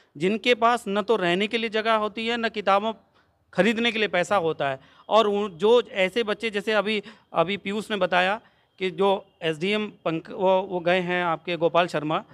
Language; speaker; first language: Hindi; native; Hindi